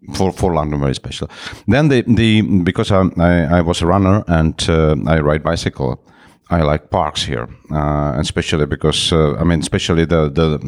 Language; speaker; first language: English; non-native, fluent; Czech